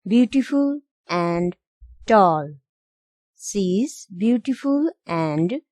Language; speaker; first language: English; non-native, local second language; Nepali